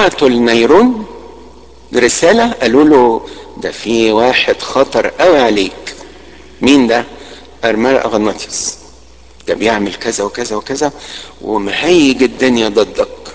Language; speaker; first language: Arabic; native; Arabic